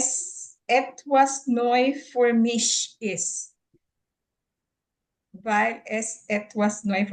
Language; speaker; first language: German; non-native, learner; Filipino